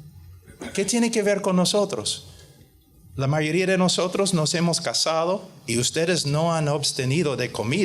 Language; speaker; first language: Spanish; non-native, fluent; English